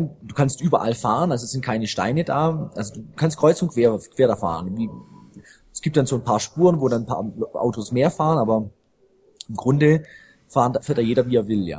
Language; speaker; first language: German; native; German